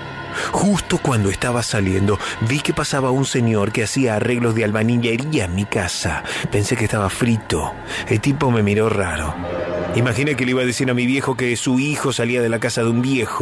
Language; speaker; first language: Spanish; native; Spanish